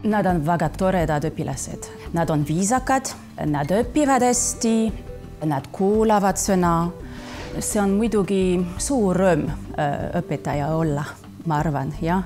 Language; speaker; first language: Estonian; non-native, learner; French